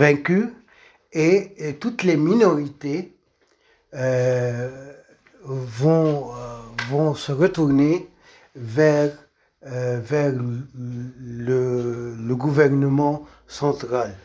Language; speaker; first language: French; non-native, local second language; Arabic